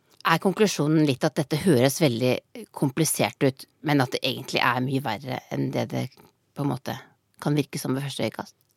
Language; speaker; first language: Norwegian; native; Norwegian